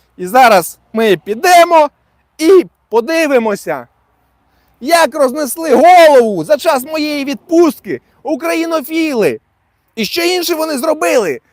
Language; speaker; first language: Ukrainian; non-native, local second language; Russian